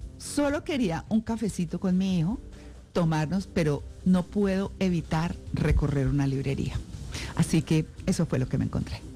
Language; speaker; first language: Spanish; native; Spanish